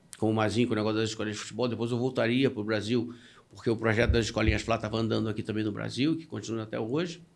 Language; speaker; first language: Portuguese; native; Portuguese